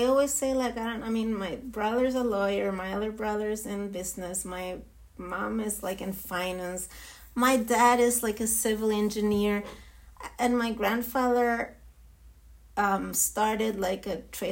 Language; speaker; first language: English; non-native, fluent; Spanish